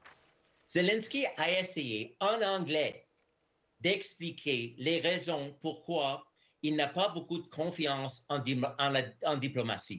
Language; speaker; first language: French; non-native, fluent; English